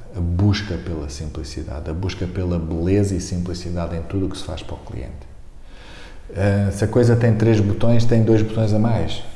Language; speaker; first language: Portuguese; native; Portuguese